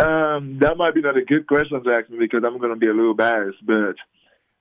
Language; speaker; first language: English; non-native, local second language; French